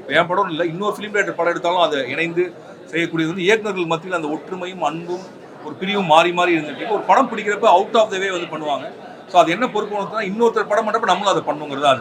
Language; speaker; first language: Tamil; native; Tamil